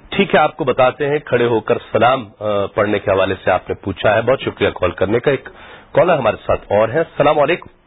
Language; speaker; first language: Urdu; native; Urdu